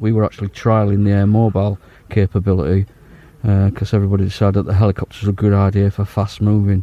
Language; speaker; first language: English; native; English